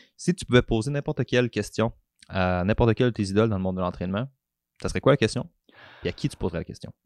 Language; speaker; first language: French; native; French